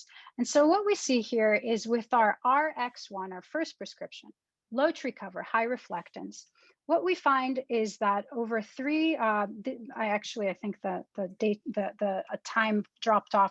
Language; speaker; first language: English; native; English